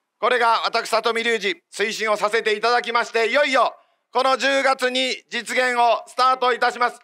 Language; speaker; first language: Japanese; native; Japanese